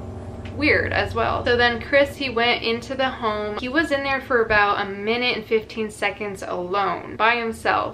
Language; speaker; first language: English; native; English